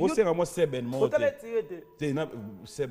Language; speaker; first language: French; non-native, local second language; Lingala